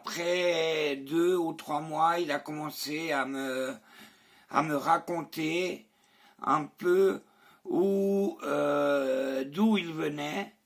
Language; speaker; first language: French; non-native, fluent; Spanish